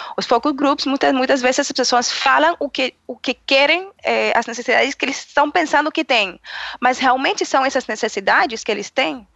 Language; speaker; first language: Portuguese; non-native, fluent; Spanish